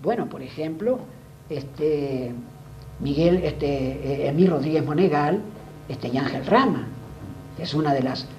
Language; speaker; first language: Spanish; native; Spanish